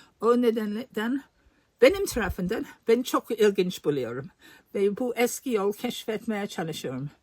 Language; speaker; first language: Turkish; non-native, learner; English